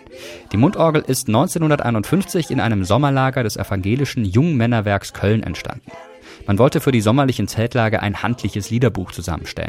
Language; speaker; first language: German; native; German